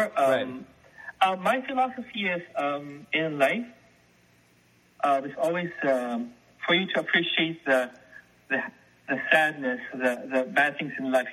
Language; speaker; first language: English; non-native, local second language; Filipino